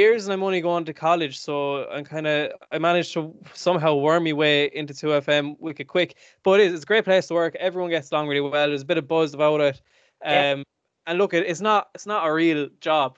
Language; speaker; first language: English; native; English